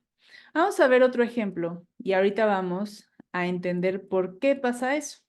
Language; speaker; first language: Spanish; native; Spanish